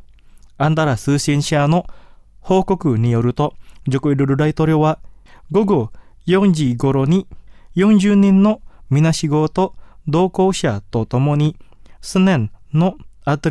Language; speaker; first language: Japanese; non-native, fluent; Indonesian